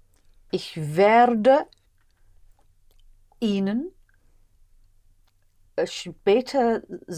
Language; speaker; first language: German; non-native, learner; English